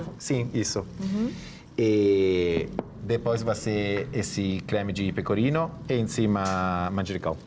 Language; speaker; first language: Portuguese; non-native, fluent; Italian